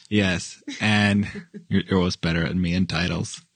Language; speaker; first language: English; non-native, fluent; Norwegian